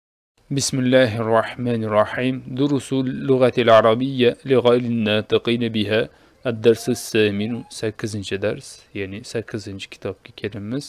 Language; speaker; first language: Arabic; non-native, fluent; Uzbek